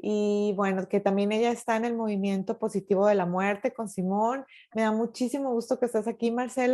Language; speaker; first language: Spanish; native; Spanish